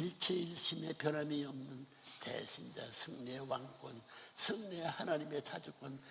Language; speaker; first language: Korean; native; Korean